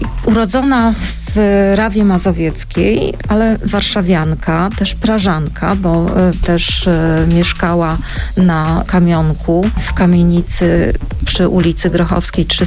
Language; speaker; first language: Polish; native; Polish